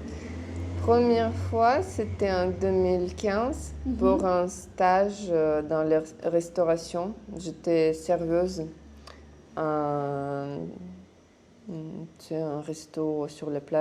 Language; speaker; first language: French; non-native, fluent; Russian